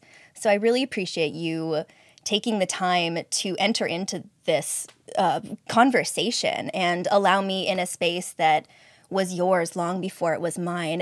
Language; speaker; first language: English; native; English